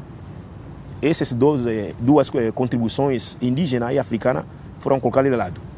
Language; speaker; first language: Portuguese; non-native, fluent; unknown